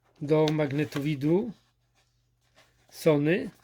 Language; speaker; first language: Polish; native; Polish